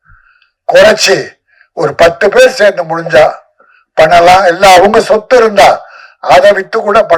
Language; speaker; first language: Tamil; native; Tamil